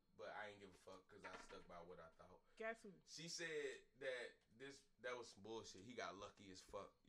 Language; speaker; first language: English; native; English